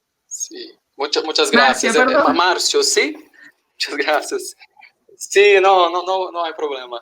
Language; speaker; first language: Spanish; non-native, learner; Portuguese